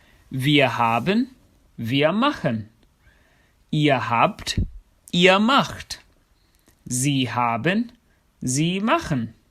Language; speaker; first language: German; non-native, fluent; English